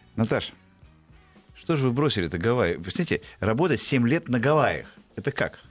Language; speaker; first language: Russian; native; Russian